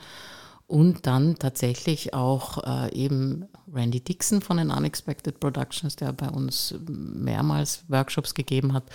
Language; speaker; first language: German; native; German